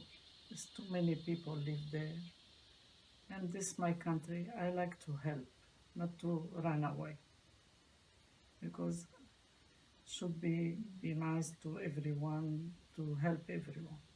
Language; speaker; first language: English; non-native, learner; Arabic